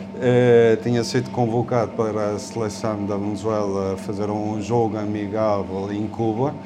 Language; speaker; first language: Portuguese; early bilingual, other home language; Spanish